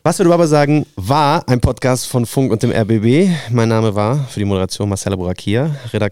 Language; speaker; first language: German; native; German